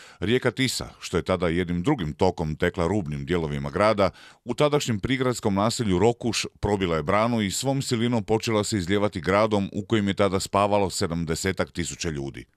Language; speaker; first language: Croatian; native; Croatian